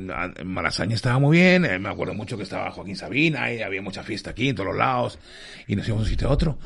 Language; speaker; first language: Spanish; early bilingual, other home language; English